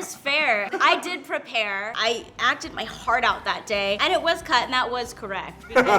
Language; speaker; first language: English; native; English